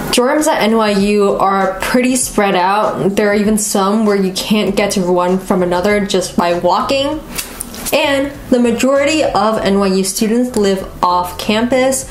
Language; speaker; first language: English; native; English